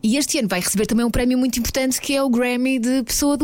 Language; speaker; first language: Portuguese; native; Portuguese